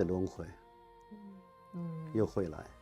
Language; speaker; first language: Chinese; non-native, fluent; Arabic